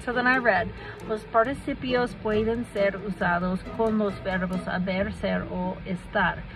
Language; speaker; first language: Spanish; non-native, learner; English